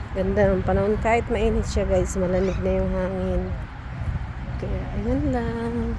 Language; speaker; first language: Filipino; non-native, local second language; Bikol